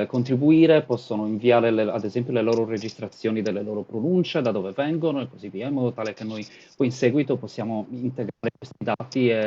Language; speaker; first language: Italian; native; Italian